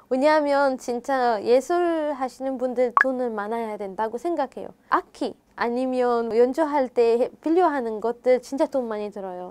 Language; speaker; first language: Korean; non-native, fluent; Arabic